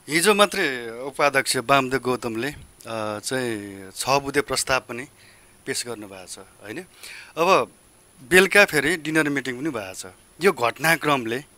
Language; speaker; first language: Nepali; native; Nepali